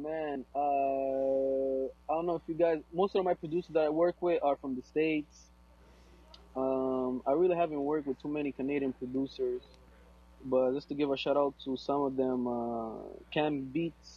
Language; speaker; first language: English; non-native, fluent; Portuguese